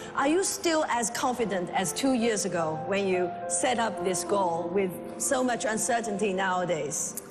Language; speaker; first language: English; non-native, fluent; Chinese